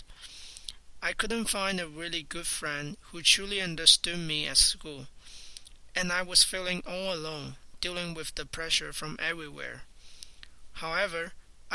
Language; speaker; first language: English; non-native, fluent; Chinese